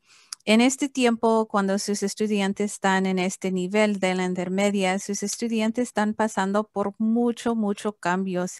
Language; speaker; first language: Spanish; early bilingual, heritage; English